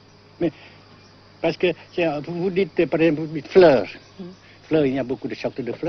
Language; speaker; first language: French; non-native, local second language; Vietnamese